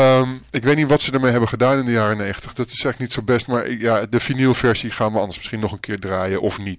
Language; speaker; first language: Dutch; native; Dutch